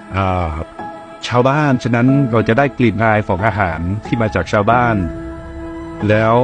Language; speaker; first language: Thai; native; Thai